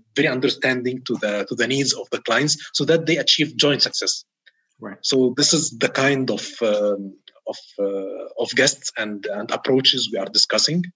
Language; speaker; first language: English; non-native, fluent; Arabic